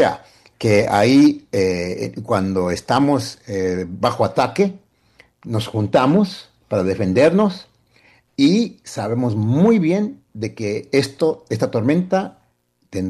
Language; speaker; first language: Spanish; early bilingual, heritage; Spanish